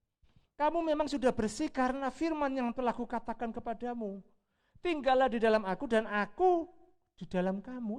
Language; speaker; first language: Indonesian; native; Indonesian